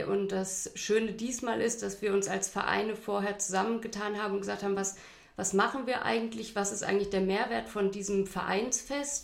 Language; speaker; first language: German; native; German